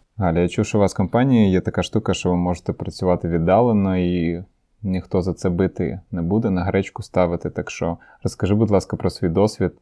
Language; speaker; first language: Ukrainian; non-native, local second language; Russian